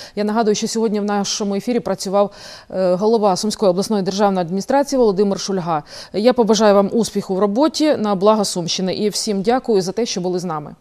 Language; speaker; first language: Ukrainian; native; Ukrainian